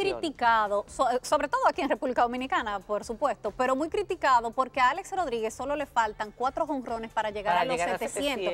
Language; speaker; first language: Spanish; native; Spanish